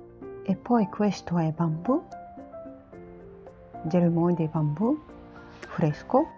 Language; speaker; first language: Italian; non-native, learner; Japanese